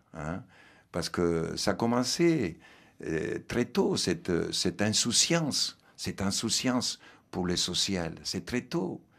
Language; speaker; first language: French; non-native, fluent; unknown